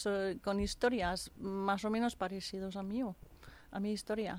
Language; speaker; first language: Spanish; non-native, fluent; Danish